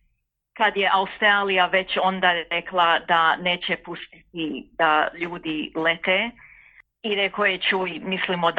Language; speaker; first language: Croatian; early bilingual, heritage; Croatian